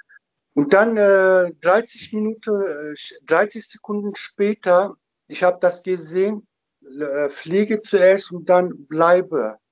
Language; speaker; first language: German; non-native, learner; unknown